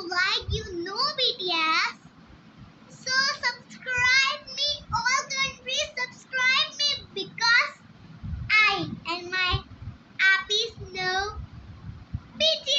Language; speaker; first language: English; non-native, learner; Urdu